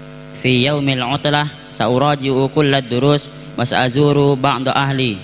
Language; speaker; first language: Arabic; non-native, learner; Indonesian